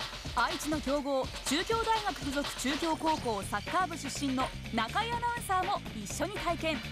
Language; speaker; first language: Japanese; native; Japanese